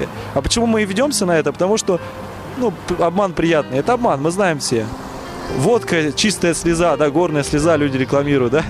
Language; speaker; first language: Russian; native; Russian